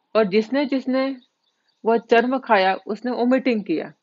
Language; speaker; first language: Hindi; non-native, local second language; Marathi